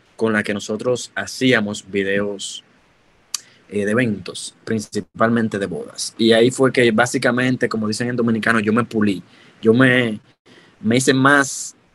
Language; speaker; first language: Spanish; native; Spanish